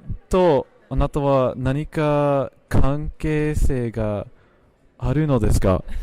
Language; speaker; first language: Japanese; non-native, fluent; English